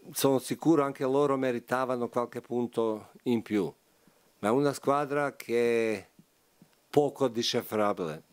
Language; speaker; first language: Italian; non-native, fluent; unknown